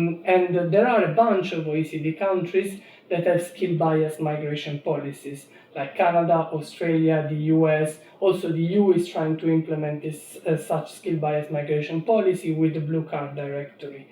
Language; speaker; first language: English; non-native, fluent; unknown